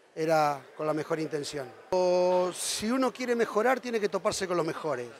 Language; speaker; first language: Spanish; native; Spanish